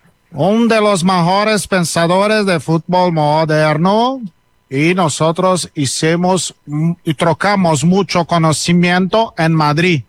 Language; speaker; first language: Spanish; non-native, learner; Portuguese